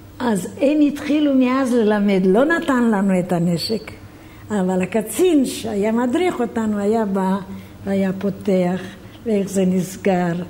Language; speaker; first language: Hebrew; non-native, fluent; Romanian